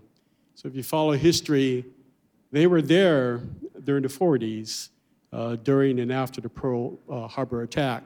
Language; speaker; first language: English; native; English